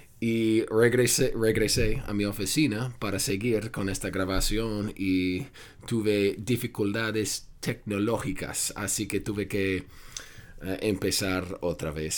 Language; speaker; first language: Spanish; non-native, fluent; English